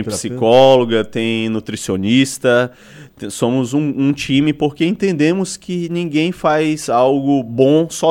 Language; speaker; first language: Portuguese; native; Portuguese